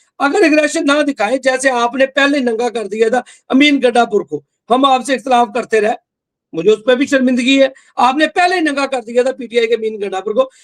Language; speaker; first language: Urdu; non-native, local second language; Punjabi